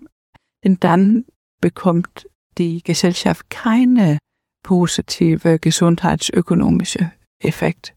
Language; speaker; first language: German; non-native, learner; Danish